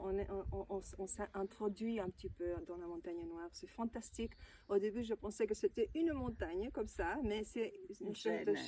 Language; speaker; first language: French; non-native, fluent; Spanish